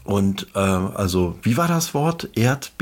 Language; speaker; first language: German; native; German